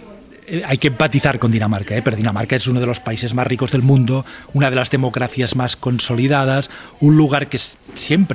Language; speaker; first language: Spanish; native; Spanish